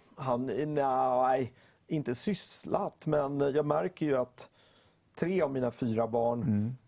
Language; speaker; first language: Swedish; native; Swedish